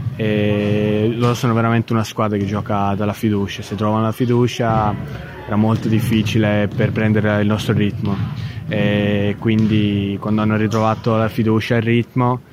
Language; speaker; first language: Italian; non-native, fluent; Estonian